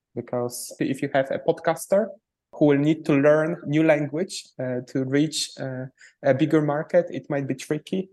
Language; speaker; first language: English; non-native, fluent; Polish